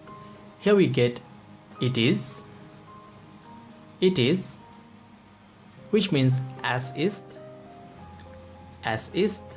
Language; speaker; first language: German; non-native, fluent; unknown